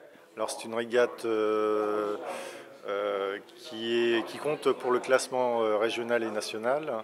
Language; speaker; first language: French; native; French